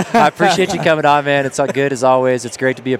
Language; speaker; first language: English; native; English